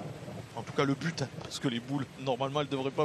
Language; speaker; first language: French; native; French